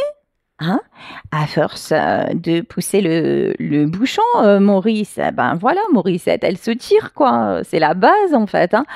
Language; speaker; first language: French; native; French